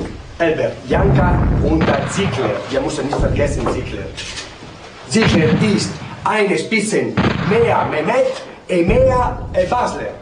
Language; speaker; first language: German; non-native, learner; Italian